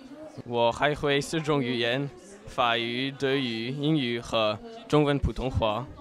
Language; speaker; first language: Chinese; non-native, learner; French